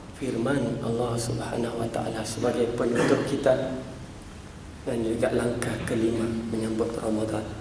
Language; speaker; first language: Malay; native; Malay